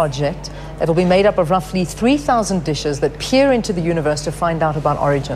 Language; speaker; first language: English; native; English